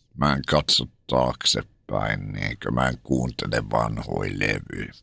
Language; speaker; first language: Finnish; native; Finnish